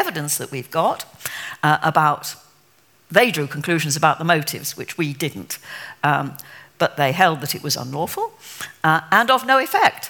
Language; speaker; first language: English; native; English